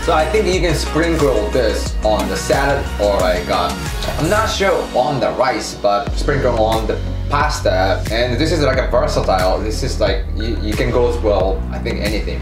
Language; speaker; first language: English; non-native, fluent; Japanese